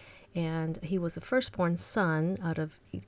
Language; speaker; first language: English; early bilingual, other home language; Chinese